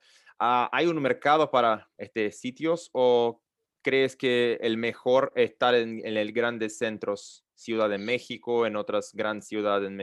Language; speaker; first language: Spanish; non-native, learner; Portuguese